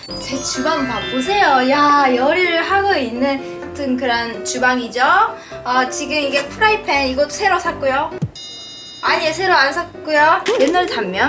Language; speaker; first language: Korean; non-native, fluent; Japanese